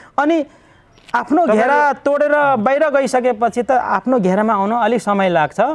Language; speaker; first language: Nepali; non-native, local second language; Limbu